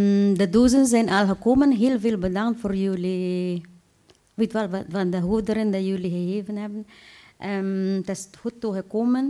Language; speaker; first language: Dutch; non-native, fluent; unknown